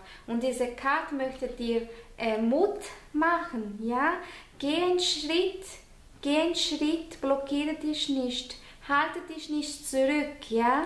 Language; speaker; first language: German; non-native, fluent; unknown